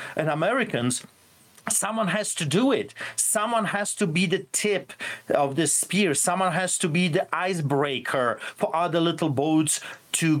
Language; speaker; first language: English; non-native, fluent; Polish